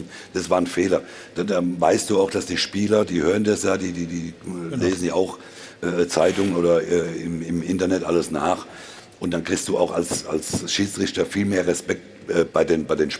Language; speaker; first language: German; native; German